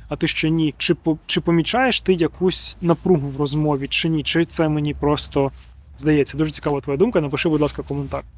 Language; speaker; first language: Ukrainian; non-native, local second language; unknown